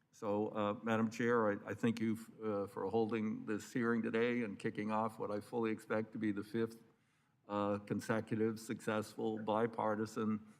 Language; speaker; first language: English; native; English